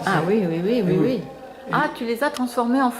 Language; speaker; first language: French; native; French